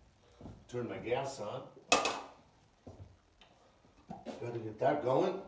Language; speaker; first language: English; native; English